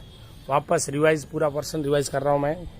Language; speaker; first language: Hindi; native; Hindi